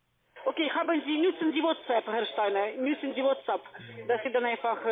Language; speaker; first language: German; non-native, fluent; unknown